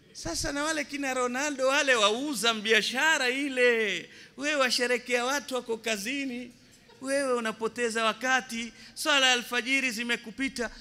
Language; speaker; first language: Swahili; native; Swahili